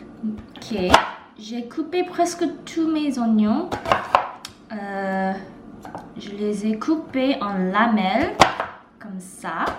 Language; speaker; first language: French; non-native, learner; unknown